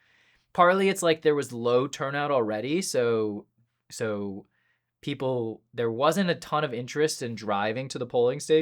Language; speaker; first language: English; native; English